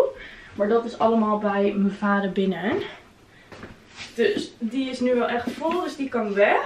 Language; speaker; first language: Dutch; native; Dutch